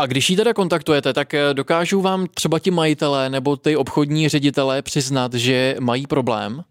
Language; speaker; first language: Czech; native; Czech